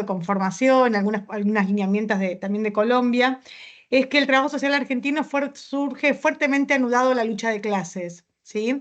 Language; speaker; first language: Spanish; native; Spanish